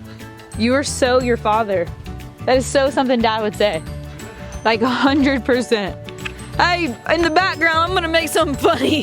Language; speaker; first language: English; native; English